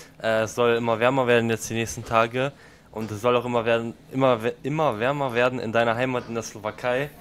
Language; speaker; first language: German; native; German